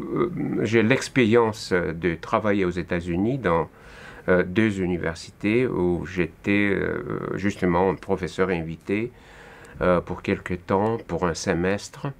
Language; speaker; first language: French; non-native, fluent; Russian